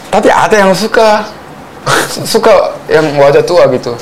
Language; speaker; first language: Indonesian; non-native, fluent; Korean